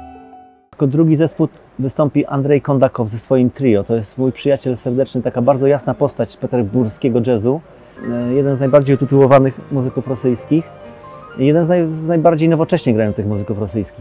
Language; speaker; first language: Polish; native; Polish